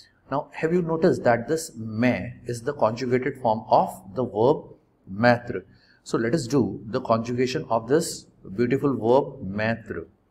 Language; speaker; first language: English; non-native, local second language; Hindi